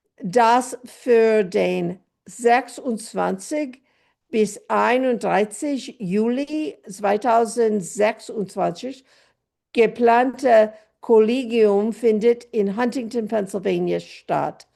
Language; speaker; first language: German; non-native, fluent; English